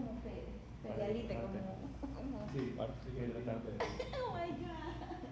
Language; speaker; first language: Spanish; native; Spanish